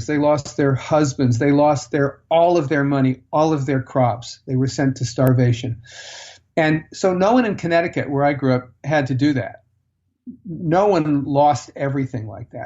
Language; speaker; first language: English; native; English